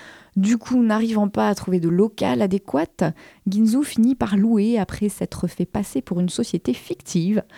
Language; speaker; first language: French; native; French